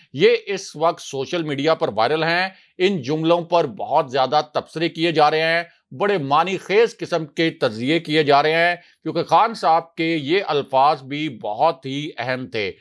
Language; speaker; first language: Urdu; native; Urdu